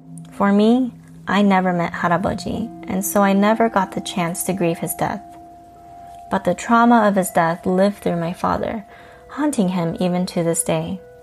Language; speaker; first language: English; early bilingual, other home language; Korean